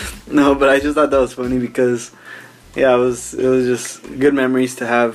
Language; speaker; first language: English; native; English